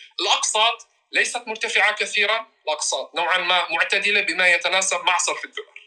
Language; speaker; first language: Arabic; native; Arabic